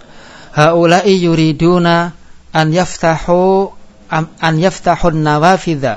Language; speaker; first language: Arabic; non-native, fluent; Indonesian